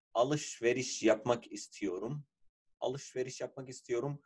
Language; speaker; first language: Turkish; non-native, fluent; Urdu